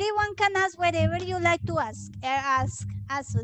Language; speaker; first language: English; non-native, fluent; Spanish